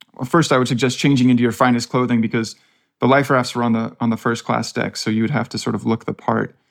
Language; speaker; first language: English; native; English